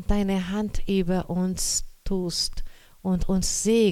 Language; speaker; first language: German; non-native, learner; Portuguese